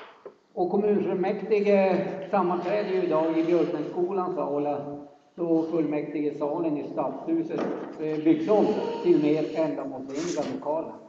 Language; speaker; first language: Swedish; native; Swedish